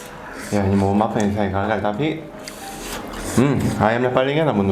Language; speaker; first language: Indonesian; non-native, learner; Korean